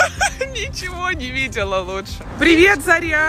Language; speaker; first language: Russian; native; Russian